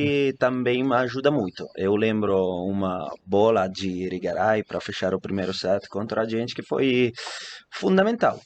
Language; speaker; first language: Portuguese; non-native, fluent; Italian